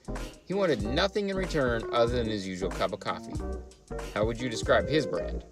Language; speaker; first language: English; native; English